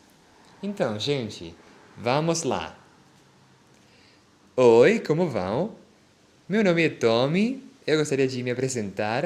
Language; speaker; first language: Portuguese; non-native, fluent; Spanish